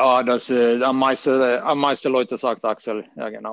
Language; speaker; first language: German; non-native, fluent; Swedish